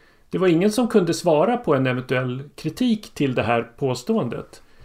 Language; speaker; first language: Swedish; native; Swedish